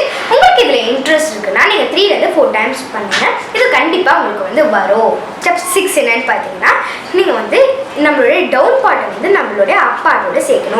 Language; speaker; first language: Tamil; native; Tamil